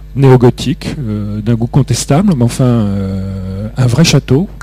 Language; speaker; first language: French; native; French